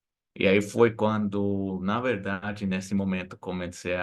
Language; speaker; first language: Portuguese; non-native, fluent; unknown